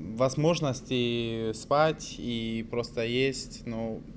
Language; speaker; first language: Russian; non-native, learner; German